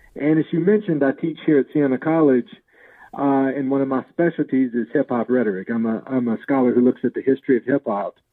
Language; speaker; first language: English; native; English